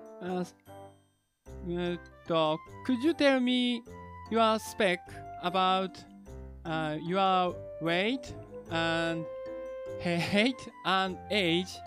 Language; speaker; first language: English; non-native, learner; Japanese